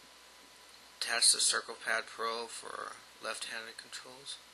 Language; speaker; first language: English; native; English